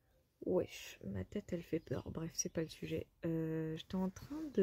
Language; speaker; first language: French; native; French